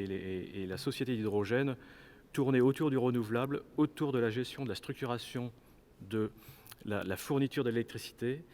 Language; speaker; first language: French; native; French